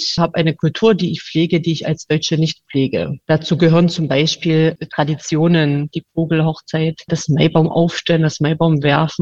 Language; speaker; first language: German; non-native, local second language; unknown